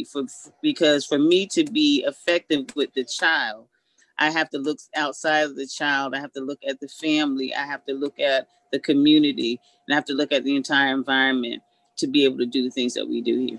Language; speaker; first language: English; native; English